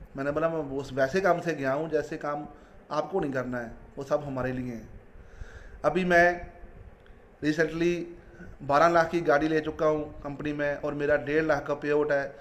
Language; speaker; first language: Hindi; non-native, local second language; Punjabi